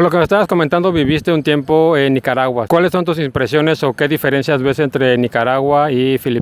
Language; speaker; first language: Spanish; native; Spanish